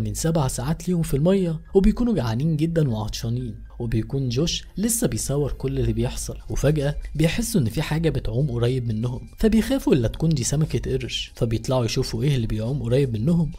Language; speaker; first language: Arabic; native; Arabic